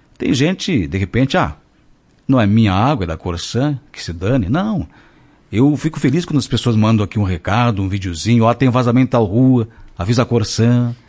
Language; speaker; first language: Portuguese; native; Portuguese